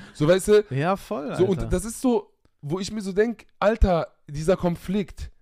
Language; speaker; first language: German; native; German